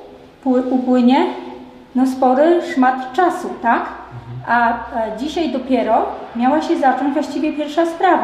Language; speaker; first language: Polish; native; Polish